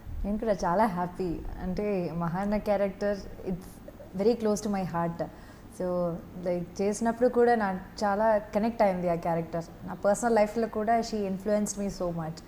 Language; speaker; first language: Telugu; non-native, fluent; Malayalam